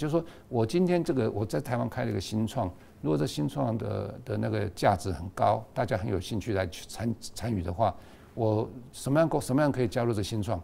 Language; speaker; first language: Chinese; native; Chinese